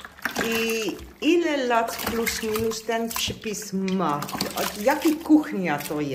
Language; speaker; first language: Polish; non-native, learner; Dutch